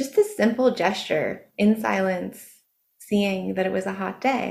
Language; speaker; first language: English; native; English